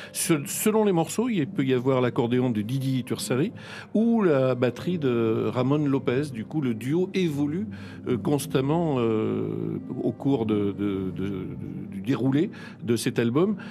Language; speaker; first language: French; native; French